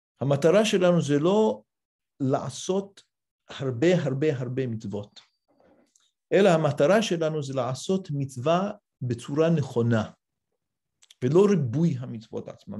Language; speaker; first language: Hebrew; non-native, fluent; English